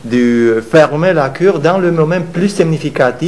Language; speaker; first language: French; non-native, fluent; Romanian